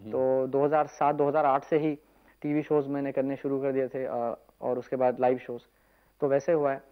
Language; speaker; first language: Hindi; non-native, local second language; Urdu